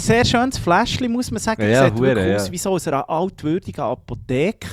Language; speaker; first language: German; native; German